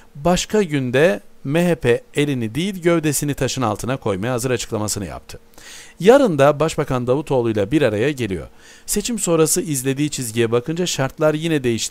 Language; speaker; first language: Turkish; native; Turkish